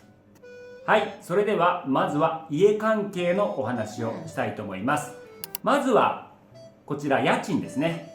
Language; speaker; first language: Japanese; native; Japanese